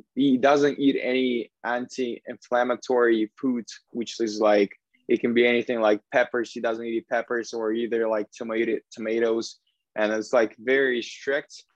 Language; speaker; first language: English; non-native, fluent; Russian